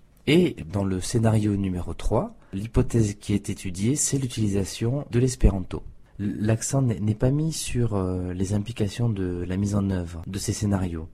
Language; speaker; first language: French; native; French